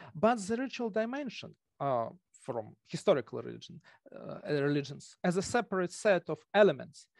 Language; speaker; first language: English; non-native, fluent; Russian